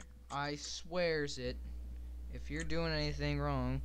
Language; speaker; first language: English; native; English